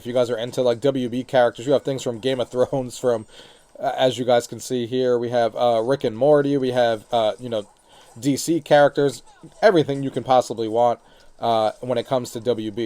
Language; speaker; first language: English; native; English